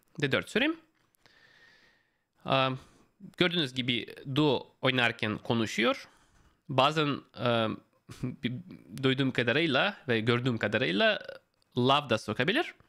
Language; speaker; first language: Turkish; non-native, fluent; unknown